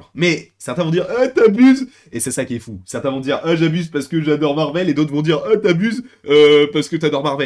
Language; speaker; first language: French; native; French